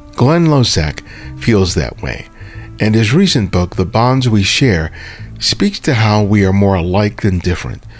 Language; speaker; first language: English; early bilingual, other home language; Spanish